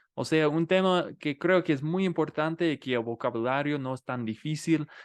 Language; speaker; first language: Spanish; non-native, fluent; English